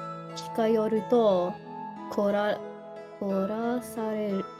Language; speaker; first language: Japanese; non-native, learner; English